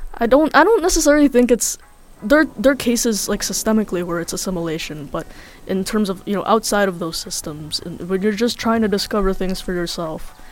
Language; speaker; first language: English; early bilingual, other home language; Filipino